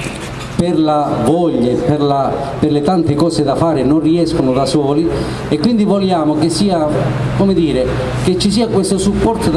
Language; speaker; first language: Italian; native; Italian